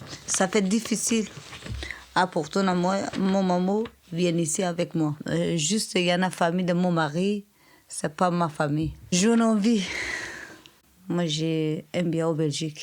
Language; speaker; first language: French; non-native, learner; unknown